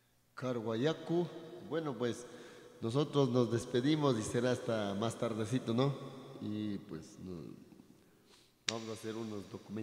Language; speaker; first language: Spanish; native; Spanish